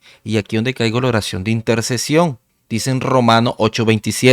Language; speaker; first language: Spanish; native; Spanish